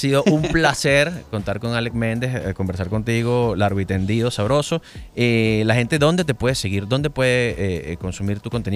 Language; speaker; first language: Spanish; native; Spanish